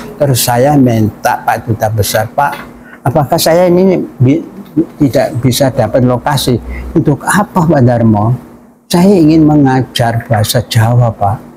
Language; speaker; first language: Indonesian; non-native, fluent; Javanese